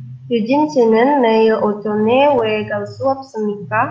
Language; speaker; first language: Korean; non-native, learner; Indonesian